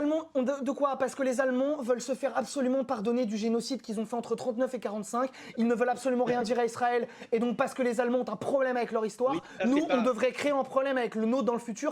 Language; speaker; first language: French; native; French